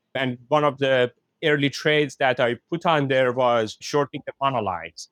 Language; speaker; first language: English; non-native, fluent; Persian